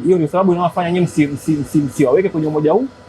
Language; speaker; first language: Swahili; native; Swahili